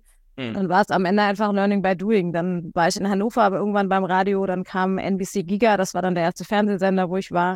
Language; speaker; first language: German; native; German